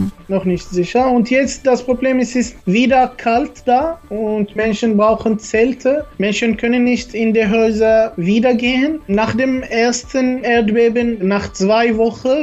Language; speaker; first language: German; non-native, learner; Arabic